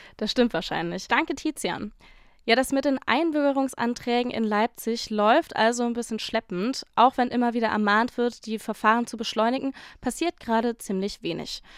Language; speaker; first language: German; native; German